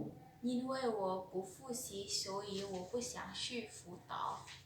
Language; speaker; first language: Chinese; non-native, learner; Lao